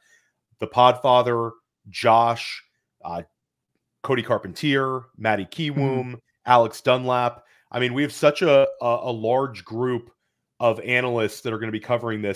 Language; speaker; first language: English; native; English